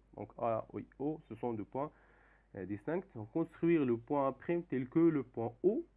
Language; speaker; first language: French; non-native, local second language; Arabic